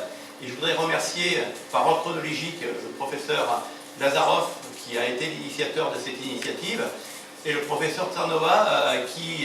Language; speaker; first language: French; native; French